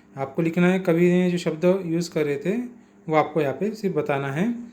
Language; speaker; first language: Hindi; non-native, local second language; Marathi